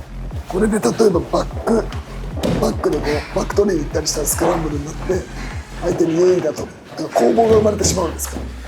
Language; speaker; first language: Japanese; native; Japanese